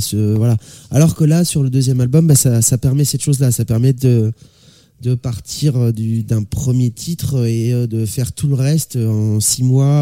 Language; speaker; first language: French; native; French